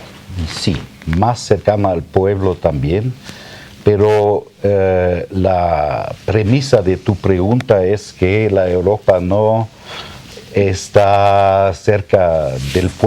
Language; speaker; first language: Spanish; non-native, fluent; German